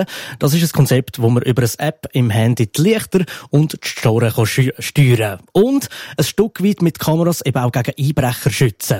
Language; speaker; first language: German; native; German